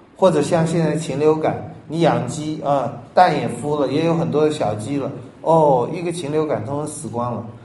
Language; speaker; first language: Chinese; native; Chinese